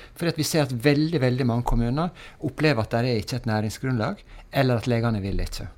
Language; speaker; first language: Norwegian; native; Norwegian